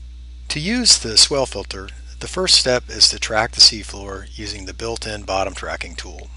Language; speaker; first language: English; native; English